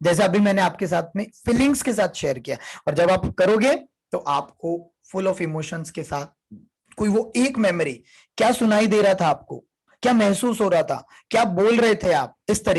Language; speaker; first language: Hindi; native; Hindi